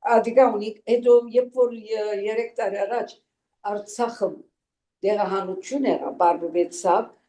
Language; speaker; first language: Armenian; native; Armenian